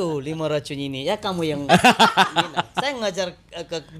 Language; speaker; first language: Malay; non-native, learner; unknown